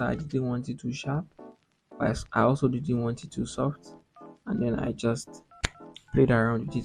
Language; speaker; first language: English; non-native, local second language; Yoruba